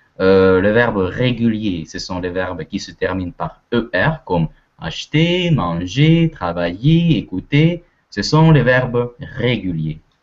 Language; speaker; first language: French; non-native, fluent; Russian